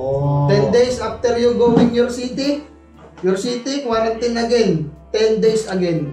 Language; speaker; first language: English; non-native, learner; Filipino